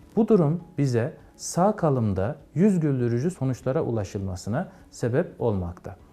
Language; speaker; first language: Turkish; native; Turkish